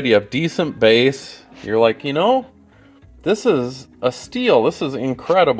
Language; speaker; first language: English; native; English